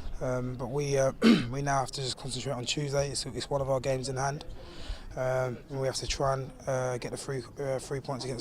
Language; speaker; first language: English; native; English